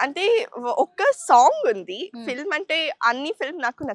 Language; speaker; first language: Telugu; non-native, learner; Kannada